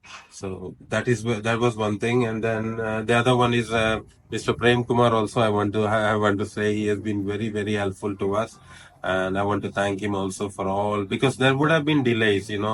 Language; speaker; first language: English; non-native, local second language; Malayalam